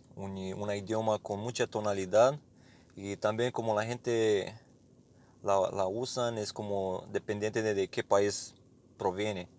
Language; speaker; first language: Spanish; non-native, learner; English